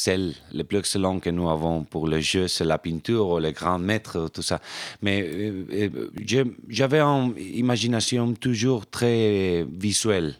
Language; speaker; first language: French; non-native, fluent; Spanish